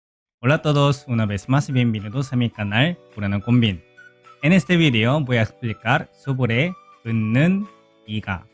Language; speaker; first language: Spanish; non-native, fluent; Korean